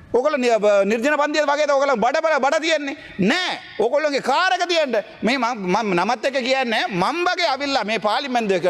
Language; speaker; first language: Sinhala; non-native, local second language; Tamil